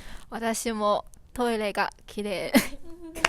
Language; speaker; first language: Japanese; non-native, fluent; Chinese